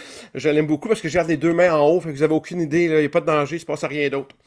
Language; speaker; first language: French; non-native, fluent; Spanish